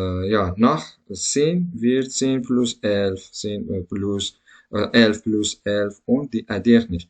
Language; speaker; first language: German; non-native, learner; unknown